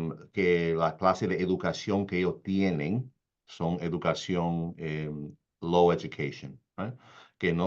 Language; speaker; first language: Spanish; early bilingual, heritage; Spanish